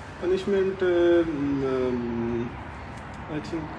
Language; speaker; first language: English; non-native, learner; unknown